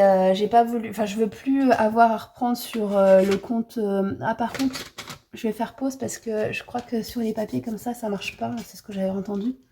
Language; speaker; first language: French; native; French